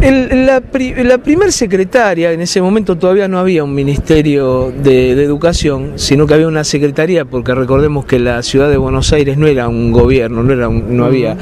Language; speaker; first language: Spanish; native; Spanish